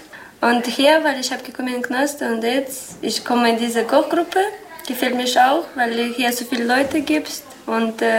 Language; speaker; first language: German; non-native, learner; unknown